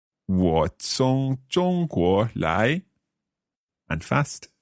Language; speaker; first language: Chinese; non-native, learner; English